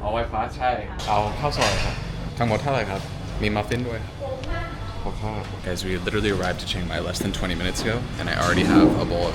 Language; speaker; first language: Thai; non-native, learner; English